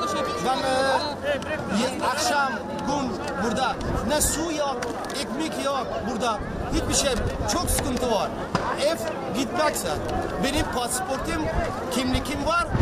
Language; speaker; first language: Turkish; non-native, learner; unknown